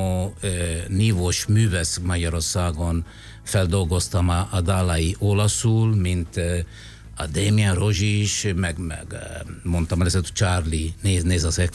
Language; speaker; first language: Hungarian; non-native, fluent; Italian